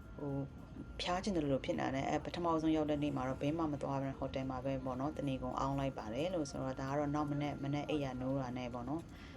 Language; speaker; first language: Burmese; non-native, local second language; Kachin